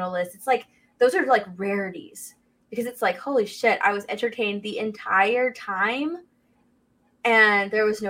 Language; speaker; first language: English; native; English